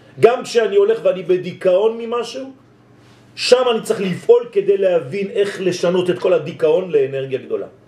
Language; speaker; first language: Hebrew; non-native, fluent; French